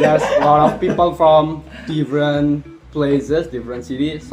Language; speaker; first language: English; non-native, learner; Javanese